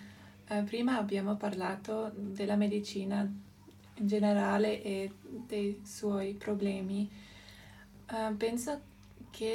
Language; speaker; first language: Italian; non-native, local second language; German